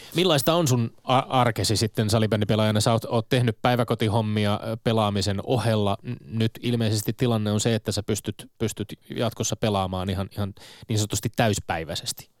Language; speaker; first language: Finnish; native; Finnish